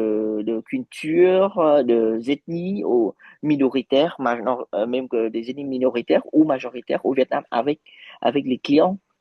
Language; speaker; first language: French; non-native, fluent; Vietnamese